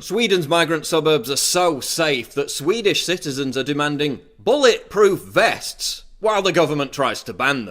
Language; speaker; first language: English; native; English